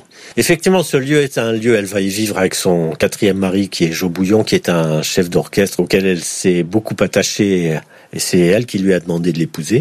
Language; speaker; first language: French; native; French